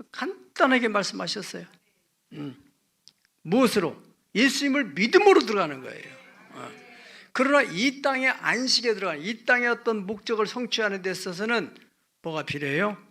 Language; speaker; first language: Korean; native; Korean